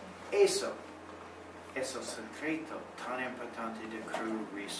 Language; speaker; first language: Spanish; non-native, learner; English